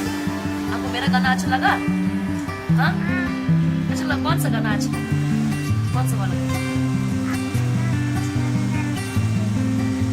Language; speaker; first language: Hindi; non-native, local second language; Tibetan